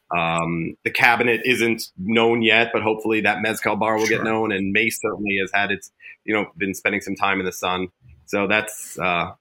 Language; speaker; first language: English; native; English